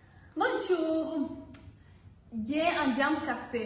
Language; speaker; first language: French; non-native, learner; Spanish